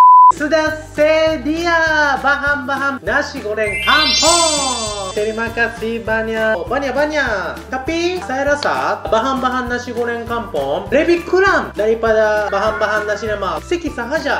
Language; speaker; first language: Malay; non-native, learner; Japanese